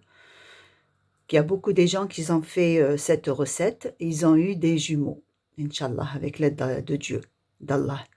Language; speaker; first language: French; non-native, local second language; Arabic